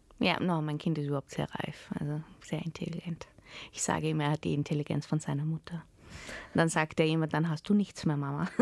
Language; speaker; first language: German; early bilingual, heritage; German